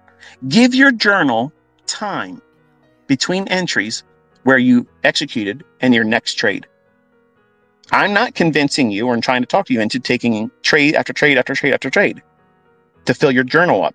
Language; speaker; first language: English; native; English